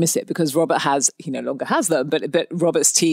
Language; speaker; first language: English; native; English